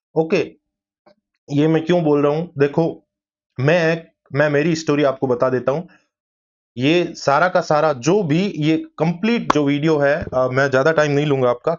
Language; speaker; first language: Hindi; native; Hindi